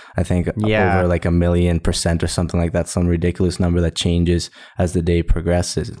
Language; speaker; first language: English; early bilingual, other home language; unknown